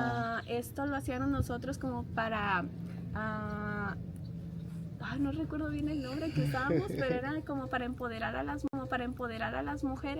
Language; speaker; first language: Spanish; native; Spanish